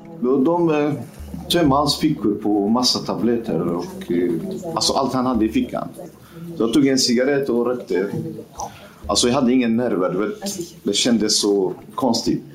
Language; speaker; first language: Swedish; non-native, fluent; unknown